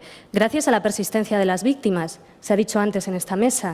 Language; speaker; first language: Spanish; native; Spanish